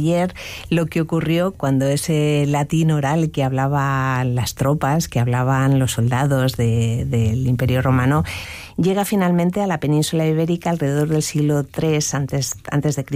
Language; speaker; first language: Spanish; native; Spanish